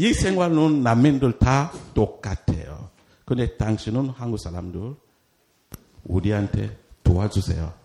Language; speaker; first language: Korean; non-native, learner; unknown